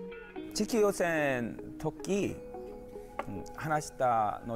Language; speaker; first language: Japanese; non-native, learner; Korean